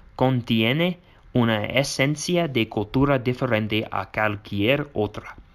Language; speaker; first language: Spanish; non-native, learner; English